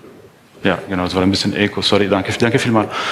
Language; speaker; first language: German; non-native, fluent; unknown